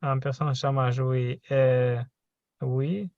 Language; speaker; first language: French; non-native, learner; Russian